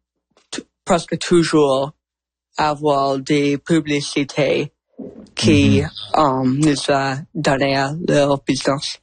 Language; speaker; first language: French; non-native, local second language; English